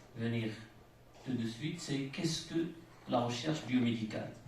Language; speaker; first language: French; non-native, local second language; Arabic